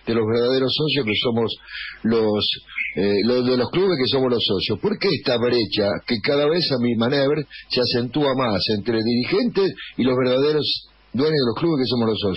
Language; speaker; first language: Spanish; native; Spanish